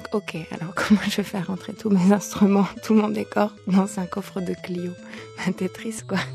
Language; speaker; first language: French; early bilingual, other home language; Lithuanian